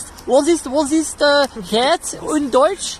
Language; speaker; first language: German; non-native, learner; Dutch